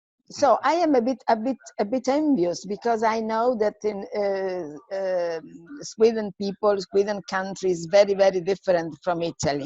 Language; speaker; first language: English; non-native, fluent; Italian